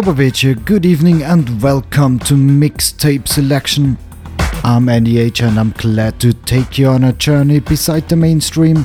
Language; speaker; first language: English; non-native, fluent; German